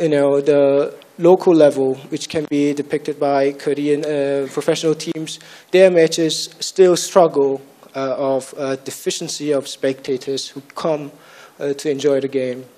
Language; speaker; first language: English; non-native, fluent; Korean